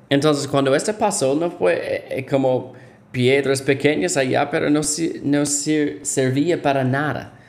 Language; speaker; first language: Spanish; non-native, fluent; English